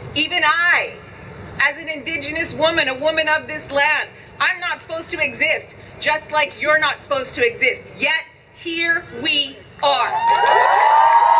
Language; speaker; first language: English; native; English